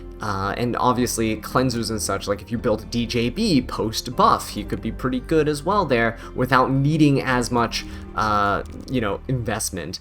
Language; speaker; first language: English; native; English